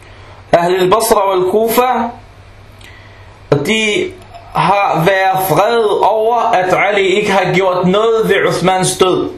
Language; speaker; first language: Danish; non-native, local second language; Arabic